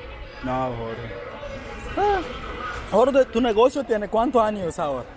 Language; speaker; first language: Spanish; non-native, learner; Swahili